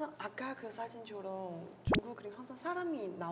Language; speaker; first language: Korean; non-native, fluent; Chinese